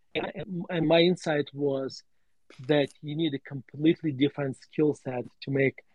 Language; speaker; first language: English; non-native, fluent; Russian